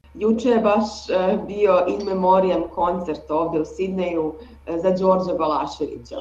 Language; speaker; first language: Serbian; native; Serbian